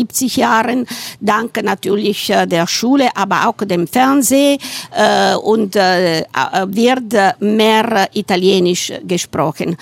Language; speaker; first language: German; non-native, fluent; Italian